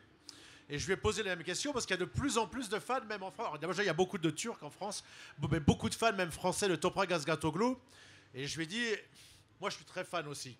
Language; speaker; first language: French; native; French